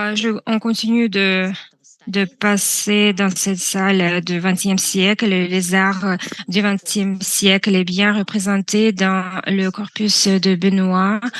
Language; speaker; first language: French; non-native, fluent; Russian